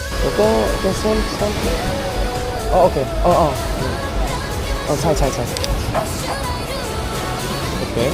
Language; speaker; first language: Thai; non-native, learner; Korean